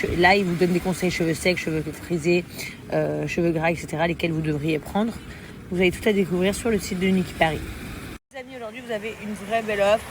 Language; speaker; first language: French; early bilingual, other home language; English